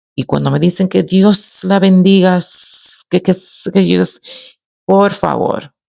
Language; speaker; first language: Spanish; early bilingual, other home language; English